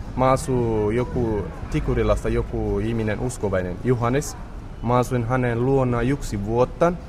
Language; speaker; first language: Finnish; non-native, learner; Romany